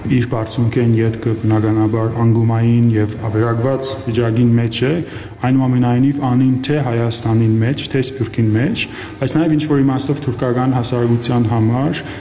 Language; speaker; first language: Armenian; early bilingual, heritage; Armenian